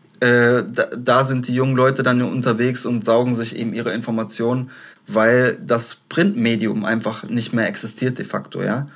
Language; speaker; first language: German; native; German